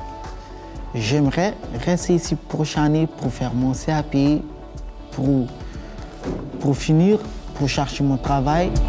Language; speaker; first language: French; non-native, learner; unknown